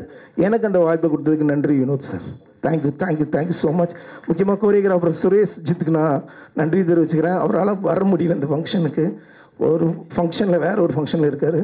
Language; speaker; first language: Tamil; native; Tamil